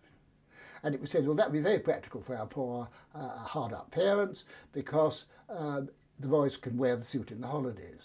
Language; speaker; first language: English; native; English